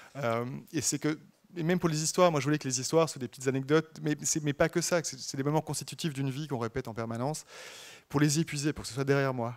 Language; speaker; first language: French; native; French